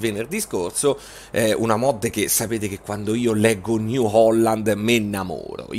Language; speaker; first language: Italian; native; Italian